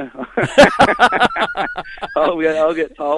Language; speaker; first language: English; native; English